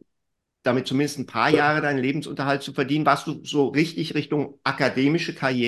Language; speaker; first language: German; native; German